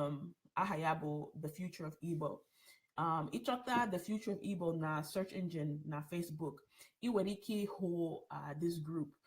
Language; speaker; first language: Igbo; early bilingual, heritage; English